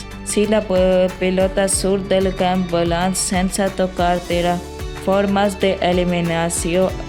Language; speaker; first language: Catalan; non-native, learner; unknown